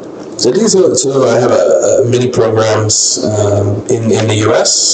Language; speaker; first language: English; non-native, fluent; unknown